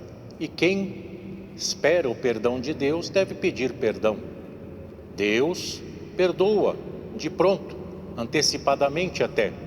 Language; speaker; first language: Portuguese; native; Portuguese